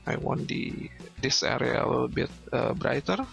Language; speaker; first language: English; non-native, learner; Indonesian